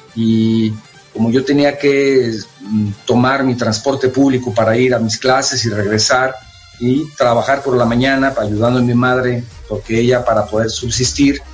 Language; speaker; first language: Spanish; native; Spanish